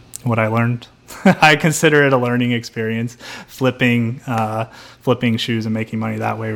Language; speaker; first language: English; native; English